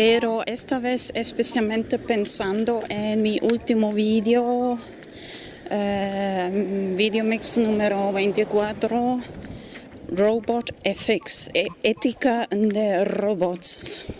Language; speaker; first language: Spanish; non-native, fluent; German